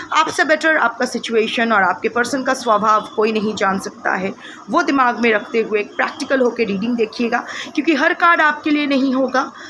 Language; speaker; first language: Hindi; non-native, local second language; Bangla